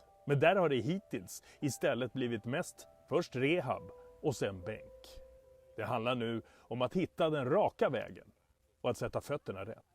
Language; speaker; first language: Swedish; native; Swedish